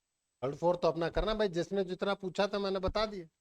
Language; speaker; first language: Hindi; native; Hindi